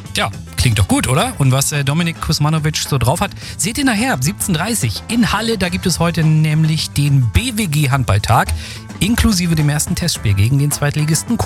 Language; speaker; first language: German; native; German